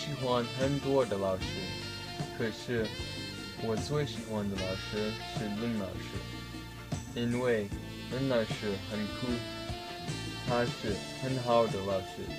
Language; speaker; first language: Chinese; non-native, learner; English